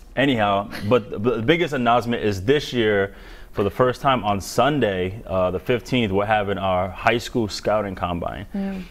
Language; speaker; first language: English; native; English